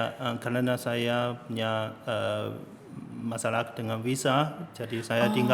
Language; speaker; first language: Indonesian; non-native, learner; Chinese